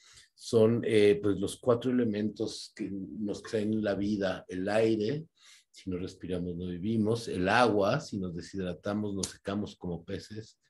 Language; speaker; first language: Spanish; native; Spanish